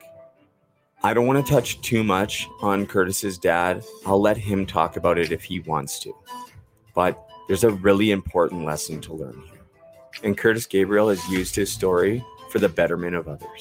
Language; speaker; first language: English; native; English